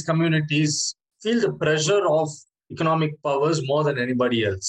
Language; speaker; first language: English; non-native, local second language; Tamil